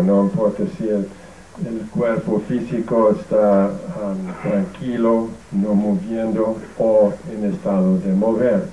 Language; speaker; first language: Spanish; non-native, fluent; English